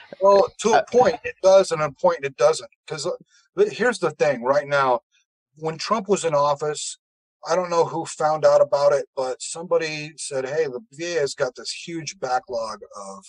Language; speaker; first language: English; native; English